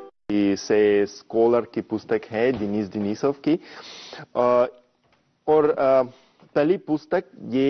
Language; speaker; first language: Hindi; non-native, fluent; Russian